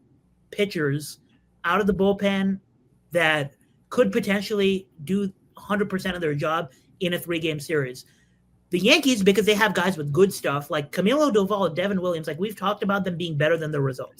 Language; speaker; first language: English; native; English